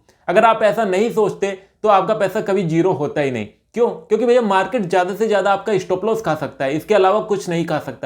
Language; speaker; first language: Hindi; native; Hindi